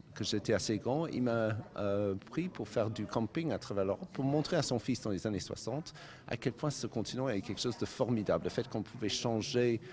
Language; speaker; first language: French; non-native, fluent; English